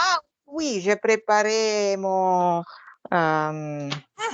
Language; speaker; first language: French; non-native, learner; Italian